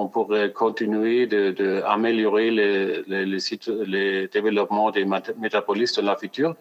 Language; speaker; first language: French; non-native, fluent; German